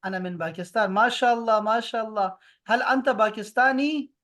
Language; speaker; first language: Arabic; non-native, fluent; Urdu